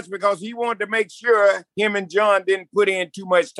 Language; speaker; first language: English; native; English